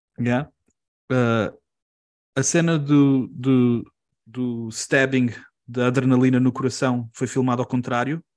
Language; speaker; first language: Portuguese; early bilingual, heritage; Portuguese